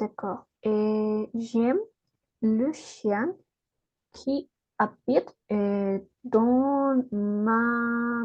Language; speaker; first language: French; non-native, learner; Spanish